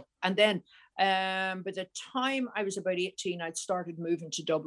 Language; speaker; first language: English; native; English